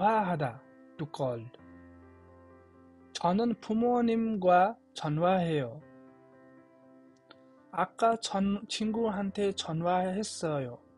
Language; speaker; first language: Korean; non-native, fluent; Nepali